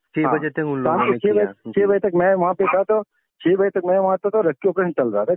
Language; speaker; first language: Hindi; native; Hindi